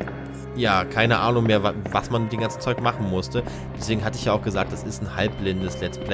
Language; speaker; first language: German; native; German